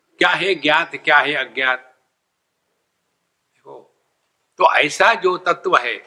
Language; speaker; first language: Hindi; non-native, local second language; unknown